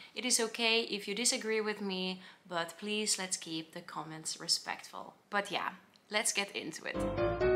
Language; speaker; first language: English; non-native, fluent; Finnish